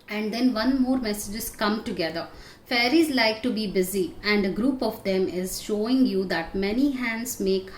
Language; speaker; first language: English; non-native, local second language; Kannada